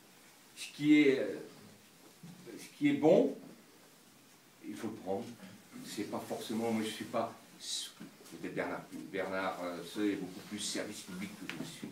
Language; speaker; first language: French; native; French